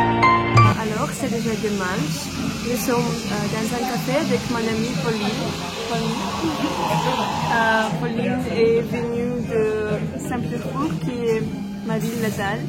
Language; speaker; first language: French; non-native, learner; Russian